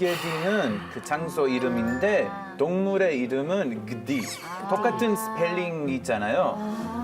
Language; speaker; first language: Korean; non-native, fluent; Hebrew